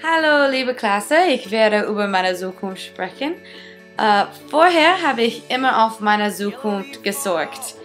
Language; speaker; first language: German; non-native, learner; English